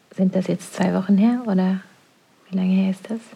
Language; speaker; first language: German; non-native, fluent; Norwegian